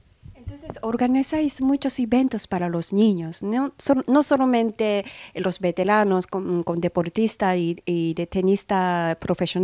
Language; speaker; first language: Spanish; non-native, fluent; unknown